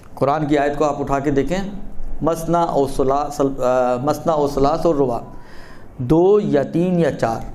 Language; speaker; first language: Urdu; native; Urdu